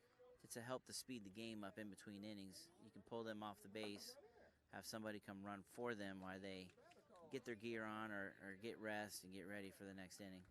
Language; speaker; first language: English; native; English